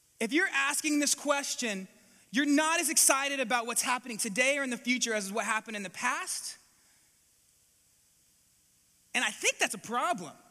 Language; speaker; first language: English; native; English